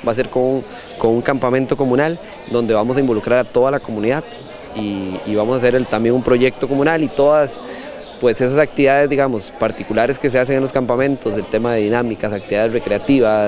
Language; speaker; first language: Spanish; native; Spanish